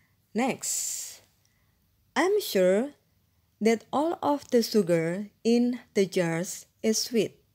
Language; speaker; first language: English; non-native, fluent; Indonesian